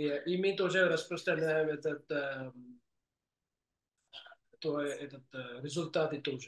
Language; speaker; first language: Russian; non-native, fluent; English